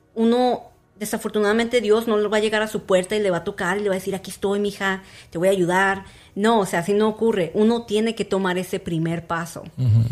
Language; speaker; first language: Spanish; early bilingual, heritage; Spanish